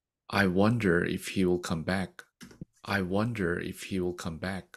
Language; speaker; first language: English; non-native, fluent; Korean